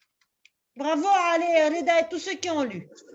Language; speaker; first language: French; non-native, local second language; Arabic